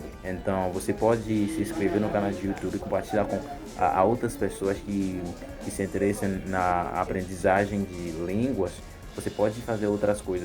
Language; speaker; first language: Portuguese; non-native, fluent; Haitian Creole